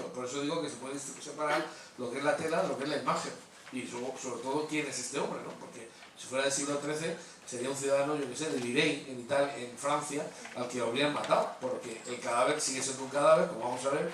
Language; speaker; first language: Spanish; native; Spanish